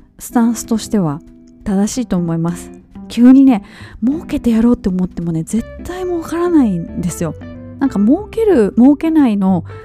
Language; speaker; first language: Japanese; native; Japanese